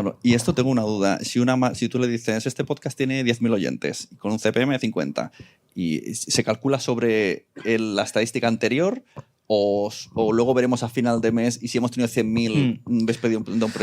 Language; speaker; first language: Spanish; native; Spanish